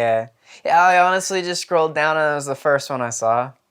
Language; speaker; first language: English; native; English